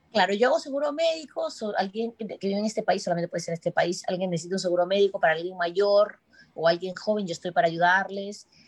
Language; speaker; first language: Spanish; native; Spanish